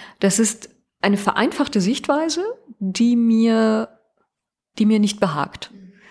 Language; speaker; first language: German; early bilingual, other home language; Persian